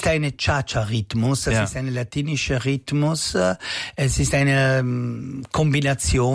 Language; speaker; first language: German; non-native, learner; Italian